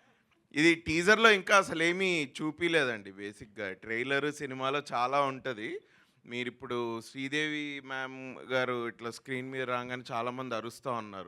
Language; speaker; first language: Telugu; native; Telugu